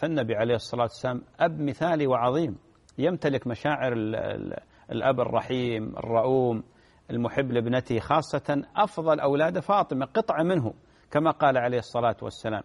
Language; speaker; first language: Arabic; native; Arabic